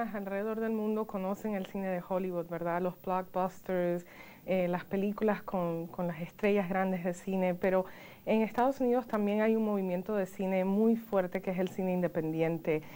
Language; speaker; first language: Spanish; native; Spanish